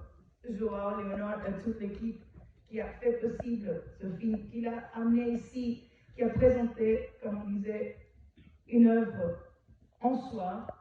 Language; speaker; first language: French; native; French